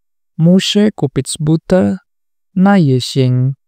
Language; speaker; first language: Polish; non-native, learner; Indonesian